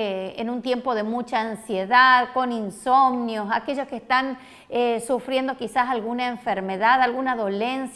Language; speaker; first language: Spanish; native; Spanish